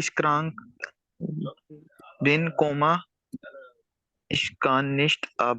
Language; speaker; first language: German; non-native, learner; Urdu